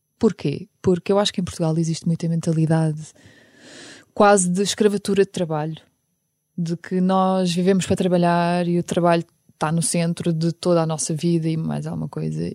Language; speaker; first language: Portuguese; early bilingual, other home language; Ukrainian